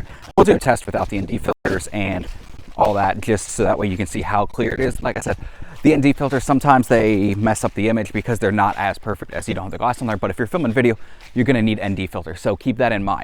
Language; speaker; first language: English; native; English